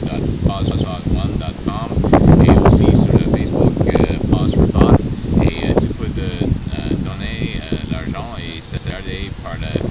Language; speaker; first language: French; non-native, local second language; English